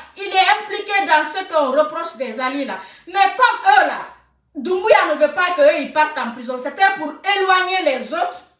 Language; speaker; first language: French; non-native, local second language; Susu